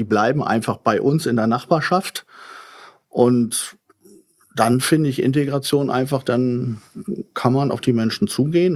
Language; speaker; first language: German; native; German